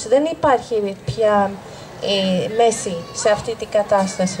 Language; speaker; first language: Greek; non-native, fluent; Arabic